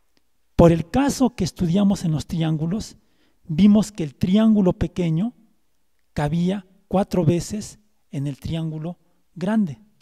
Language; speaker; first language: Spanish; native; Spanish